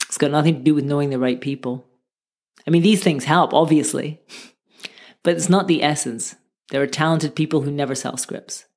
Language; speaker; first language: English; native; English